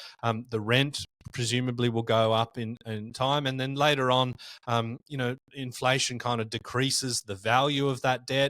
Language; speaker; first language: English; native; English